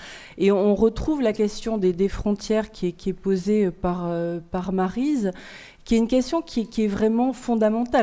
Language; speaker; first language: French; native; French